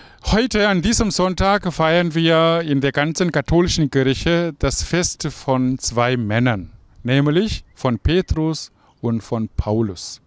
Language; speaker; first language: German; non-native, fluent; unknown